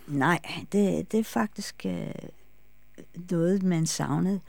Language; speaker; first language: Danish; non-native, fluent; English